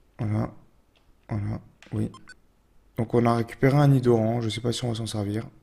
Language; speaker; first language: French; native; French